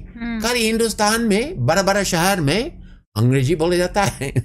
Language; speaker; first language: Hindi; non-native, fluent; English